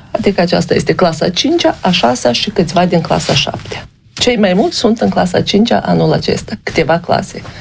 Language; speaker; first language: Romanian; native; Romanian